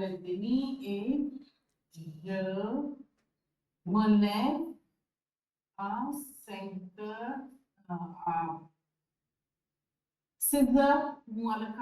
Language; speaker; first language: French; non-native, learner; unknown